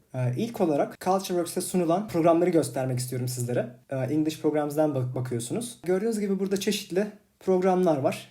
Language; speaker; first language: Turkish; native; Turkish